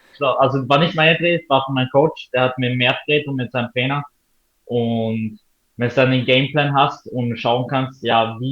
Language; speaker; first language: German; native; German